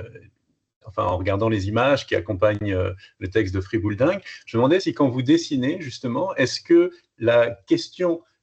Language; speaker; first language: French; native; French